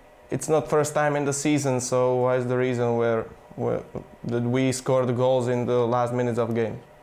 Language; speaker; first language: English; non-native, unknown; Slovak